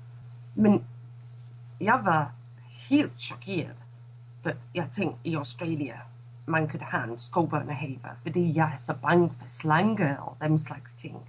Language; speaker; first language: Danish; non-native, fluent; English